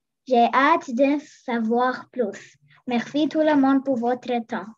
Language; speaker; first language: French; non-native, local second language; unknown